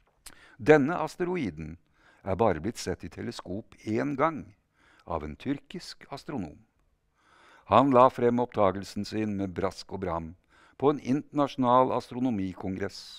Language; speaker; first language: Norwegian; native; Norwegian